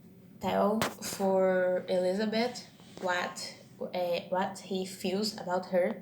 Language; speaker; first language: English; non-native, learner; Portuguese